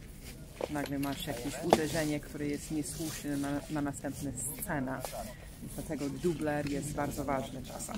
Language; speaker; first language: Polish; non-native, fluent; English